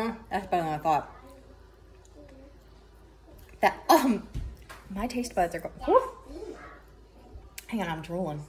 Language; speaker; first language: English; native; English